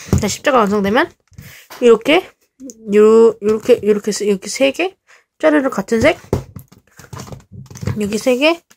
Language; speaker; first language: Korean; native; Korean